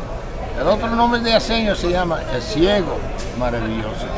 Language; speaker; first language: Spanish; non-native, learner; English